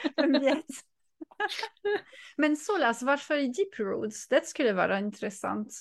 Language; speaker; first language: Swedish; non-native, fluent; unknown